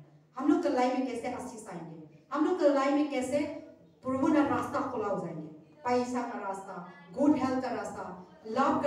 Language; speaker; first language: Hindi; non-native, local second language; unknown